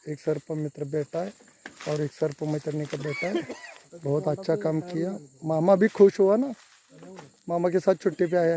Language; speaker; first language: Hindi; non-native, local second language; Marathi